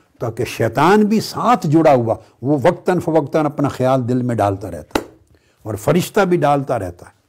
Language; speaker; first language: Urdu; native; Urdu